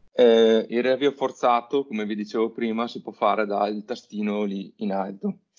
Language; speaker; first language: Italian; native; Italian